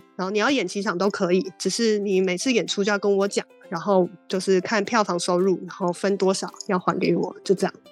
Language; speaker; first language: Chinese; native; Chinese